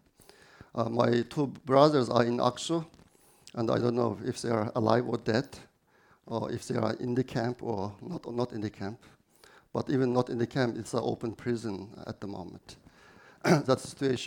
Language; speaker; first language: English; non-native, fluent; Chinese